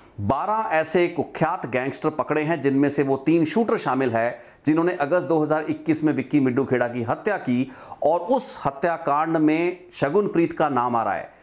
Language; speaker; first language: Hindi; non-native, local second language; Punjabi